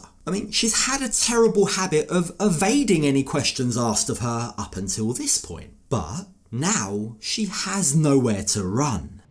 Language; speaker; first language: English; native; English